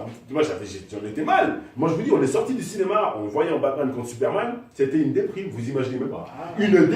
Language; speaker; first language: French; native; French